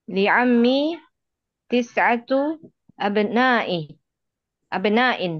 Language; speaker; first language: Arabic; non-native, learner; Indonesian